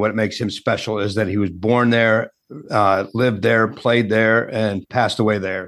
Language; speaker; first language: English; native; English